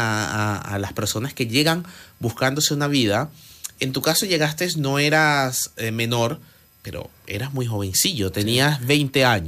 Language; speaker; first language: Spanish; native; Spanish